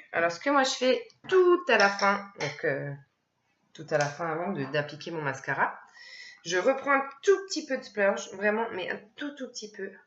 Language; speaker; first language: French; native; French